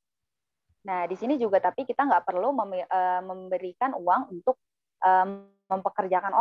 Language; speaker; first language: Indonesian; native; Indonesian